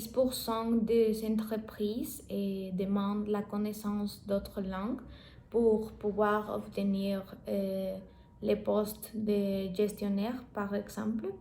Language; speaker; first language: French; non-native, learner; Spanish